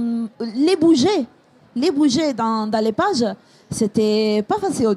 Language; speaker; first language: French; non-native, fluent; Italian